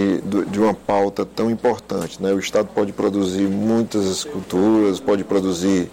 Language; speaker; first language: Portuguese; native; Portuguese